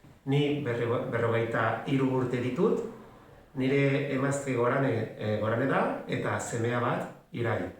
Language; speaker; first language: Basque; non-native, learner; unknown